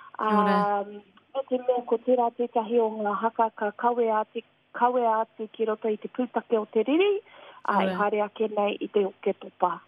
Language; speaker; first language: Māori; native; Māori